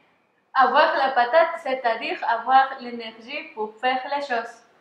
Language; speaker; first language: French; non-native, fluent; Spanish